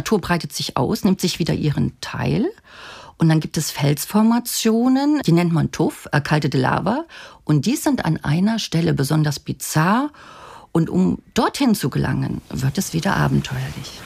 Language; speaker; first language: German; native; German